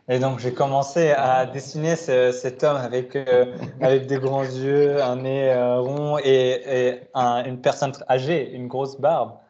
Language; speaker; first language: French; native; French